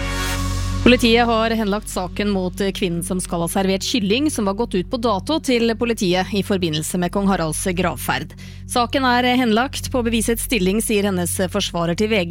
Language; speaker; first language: Norwegian; native; Norwegian